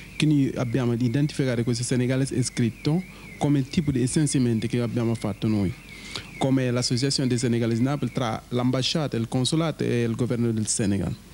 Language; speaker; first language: Italian; non-native, learner; Wolof